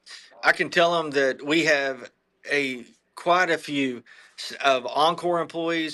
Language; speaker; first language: English; native; English